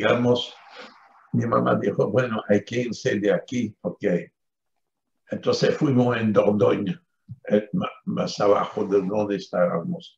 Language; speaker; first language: Spanish; non-native, fluent; French